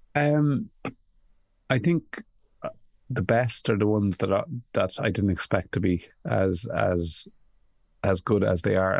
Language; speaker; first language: English; native; English